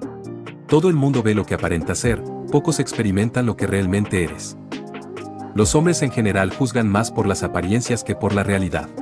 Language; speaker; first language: Spanish; native; Spanish